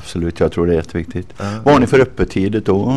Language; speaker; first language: Swedish; native; Swedish